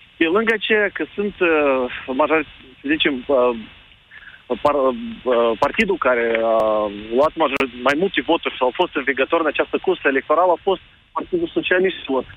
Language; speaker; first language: Romanian; native; Romanian